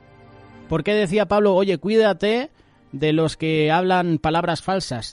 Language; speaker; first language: Spanish; native; Spanish